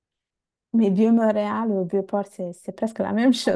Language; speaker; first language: French; non-native, fluent; Bangla